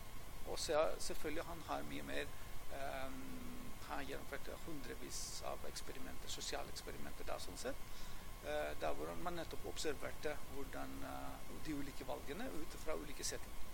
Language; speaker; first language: Norwegian; non-native, fluent; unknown